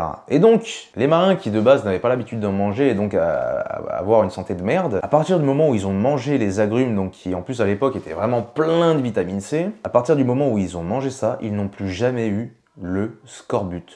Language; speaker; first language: French; native; French